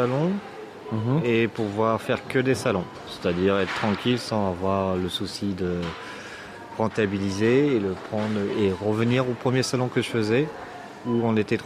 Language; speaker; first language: French; native; French